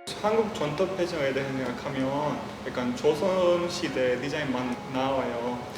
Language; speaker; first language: Korean; non-native, learner; Spanish